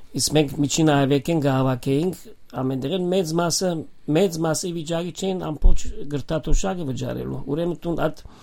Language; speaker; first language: Armenian; native; Armenian